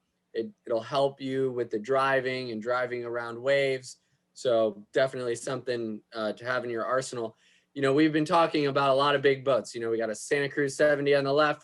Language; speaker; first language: English; native; English